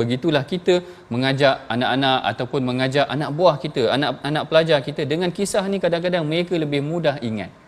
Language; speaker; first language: Malay; native; Malay